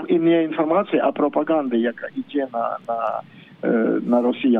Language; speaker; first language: Polish; non-native, learner; Ukrainian